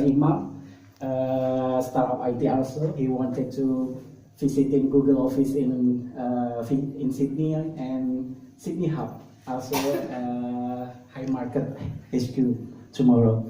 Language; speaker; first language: English; non-native, learner; Indonesian